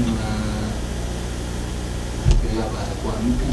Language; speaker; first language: Chinese; native; Chinese